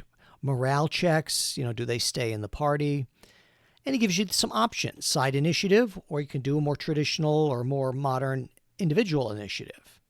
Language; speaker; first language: English; native; English